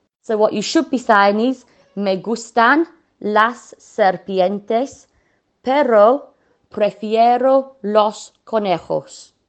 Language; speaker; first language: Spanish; non-native, fluent; English